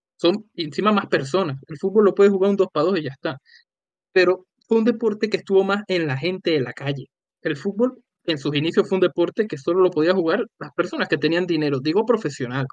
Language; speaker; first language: Spanish; native; Spanish